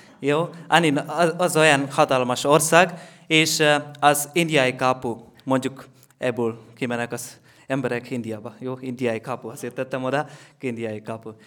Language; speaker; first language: Hungarian; non-native, learner; Malayalam